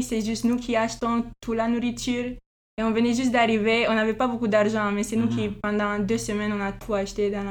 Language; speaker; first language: French; non-native, fluent; Romanian